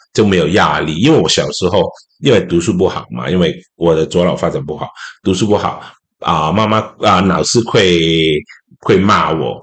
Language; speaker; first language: Chinese; non-native, local second language; Cantonese